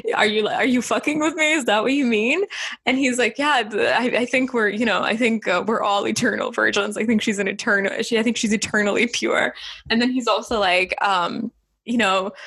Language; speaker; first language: English; non-native, fluent; Estonian